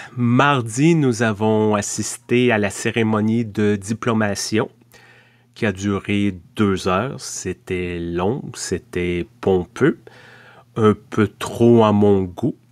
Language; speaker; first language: French; native; French